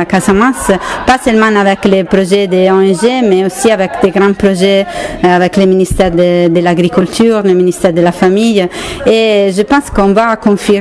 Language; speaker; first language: French; non-native, fluent; Italian